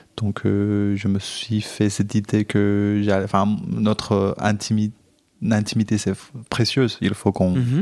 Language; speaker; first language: French; non-native, fluent; Chinese